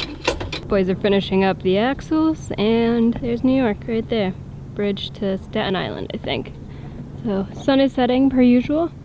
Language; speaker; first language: English; native; English